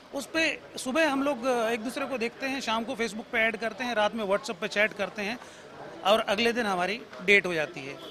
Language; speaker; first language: Hindi; native; Hindi